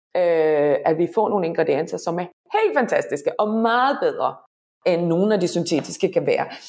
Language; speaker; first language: Danish; non-native, fluent; Finnish